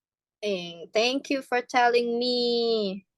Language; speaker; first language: English; non-native, fluent; Indonesian